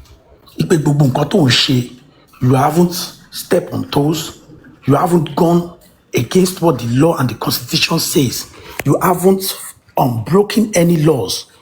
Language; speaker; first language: English; non-native, local second language; Yoruba